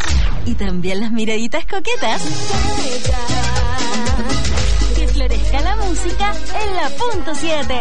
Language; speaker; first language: Spanish; native; Spanish